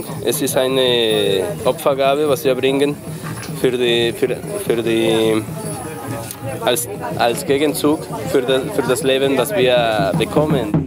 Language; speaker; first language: German; non-native, fluent; Spanish